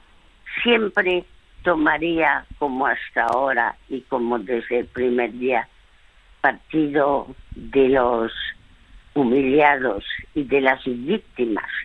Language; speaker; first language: Spanish; early bilingual, other home language; French